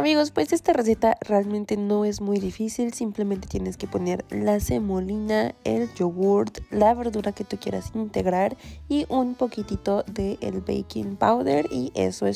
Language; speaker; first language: Spanish; native; Spanish